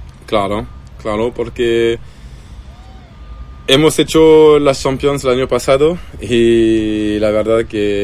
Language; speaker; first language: Spanish; non-native, learner; French